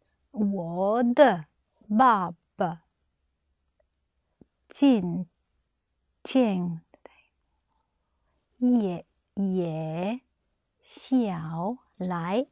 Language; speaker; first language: Chinese; non-native, learner; English